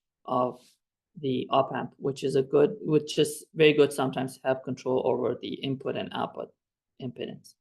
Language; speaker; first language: English; non-native, fluent; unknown